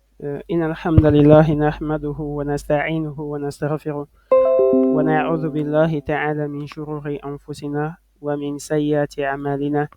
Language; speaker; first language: Arabic; non-native, fluent; French